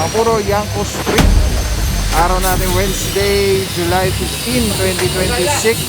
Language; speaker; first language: Filipino; native; Filipino